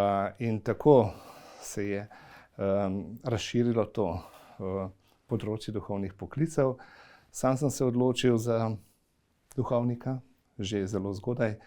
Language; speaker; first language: Slovenian; native; Slovenian